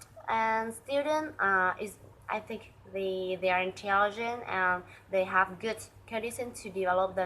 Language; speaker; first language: English; non-native, learner; Vietnamese